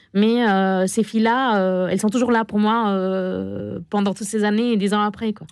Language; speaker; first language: French; non-native, fluent; Arabic